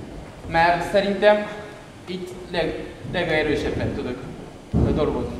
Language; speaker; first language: Hungarian; non-native, learner; Japanese